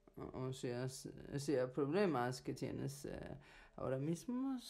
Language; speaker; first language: Spanish; non-native, fluent; Danish